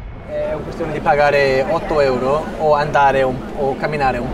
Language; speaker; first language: Italian; non-native, learner; English